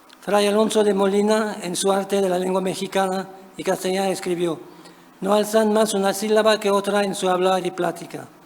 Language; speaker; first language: Spanish; non-native, fluent; French